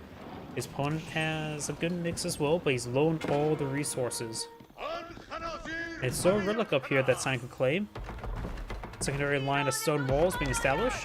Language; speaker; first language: English; native; English